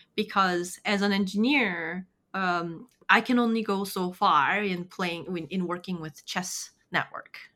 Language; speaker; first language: English; non-native, fluent; Korean